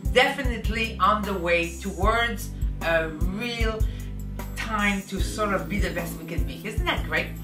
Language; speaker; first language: English; native; English